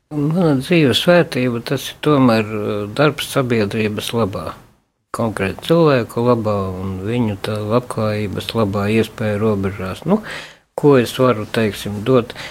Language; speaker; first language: Latvian; native; Latvian